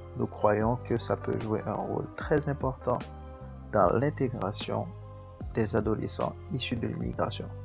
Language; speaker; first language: French; native; French